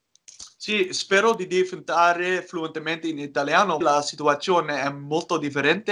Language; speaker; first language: Italian; non-native, learner; Dutch